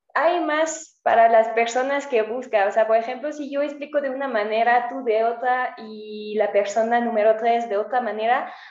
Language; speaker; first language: Spanish; non-native, fluent; French